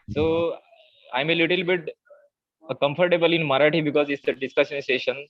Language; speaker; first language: English; non-native, local second language; Marathi